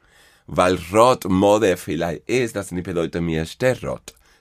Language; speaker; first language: German; non-native, fluent; Spanish